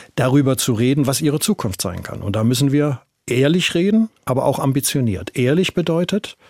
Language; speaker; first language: German; native; German